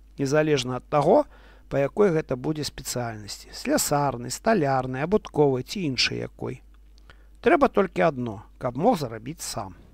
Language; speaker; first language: Belarusian; non-native, local second language; Russian